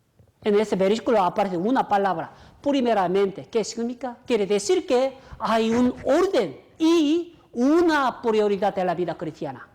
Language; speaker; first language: Spanish; non-native, fluent; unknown